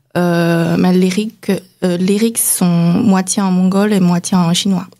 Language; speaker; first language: French; non-native, fluent; Chinese